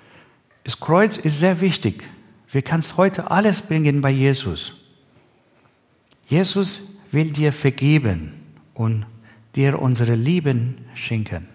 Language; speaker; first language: German; non-native, learner; Persian